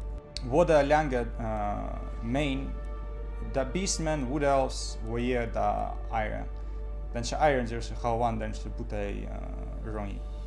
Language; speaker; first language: Chinese; non-native, learner; Russian